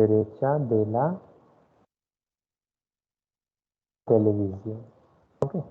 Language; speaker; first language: Spanish; non-native, fluent; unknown